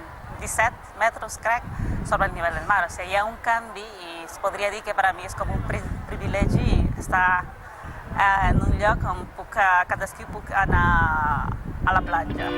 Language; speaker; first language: Catalan; non-native, fluent; Spanish